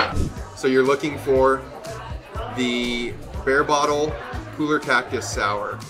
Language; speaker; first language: English; native; English